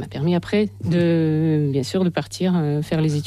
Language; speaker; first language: French; non-native, fluent; Russian